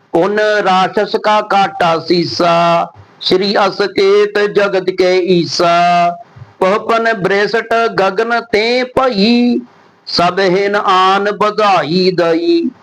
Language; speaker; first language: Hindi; non-native, local second language; Punjabi